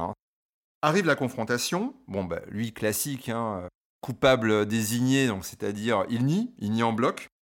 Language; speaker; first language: French; native; French